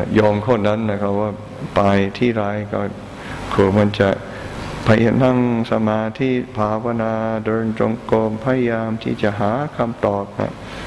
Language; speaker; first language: Thai; non-native, fluent; English